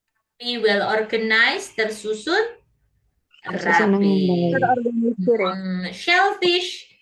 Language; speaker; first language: English; non-native, learner; Indonesian